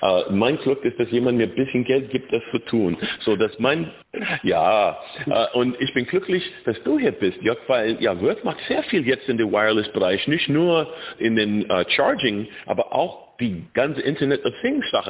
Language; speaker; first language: German; non-native, fluent; English